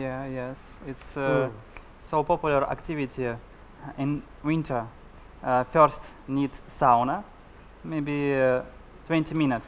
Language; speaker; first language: English; non-native, learner; Russian